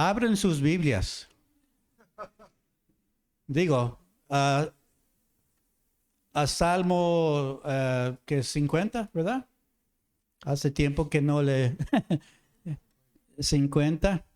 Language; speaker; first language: Spanish; non-native, fluent; English